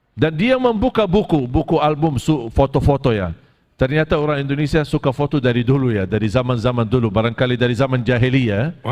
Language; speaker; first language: Malay; non-native, fluent; Arabic